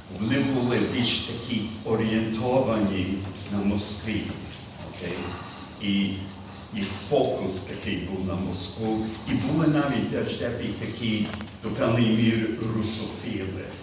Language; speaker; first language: Ukrainian; early bilingual, heritage; Ukrainian